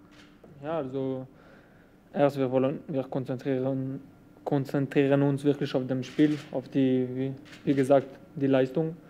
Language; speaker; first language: German; non-native, local second language; French